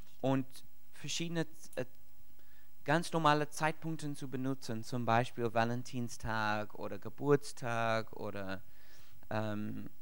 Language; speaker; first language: German; non-native, learner; English